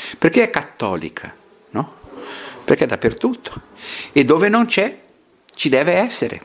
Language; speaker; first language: Italian; non-native, fluent; Portuguese